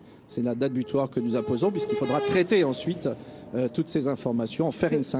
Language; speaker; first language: French; native; French